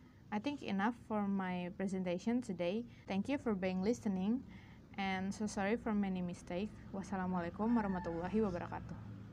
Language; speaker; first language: English; non-native, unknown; Indonesian